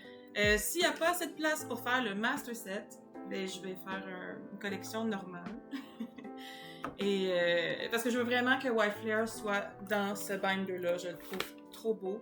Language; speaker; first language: French; native; French